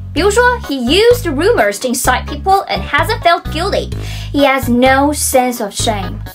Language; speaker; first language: English; non-native, fluent; Chinese